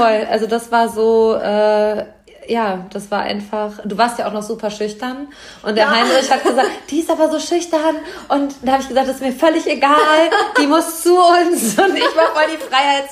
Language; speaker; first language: German; native; German